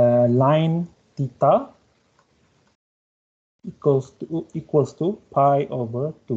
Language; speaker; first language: English; non-native, local second language; Malay